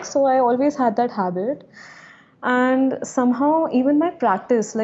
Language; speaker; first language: English; non-native, local second language; Hindi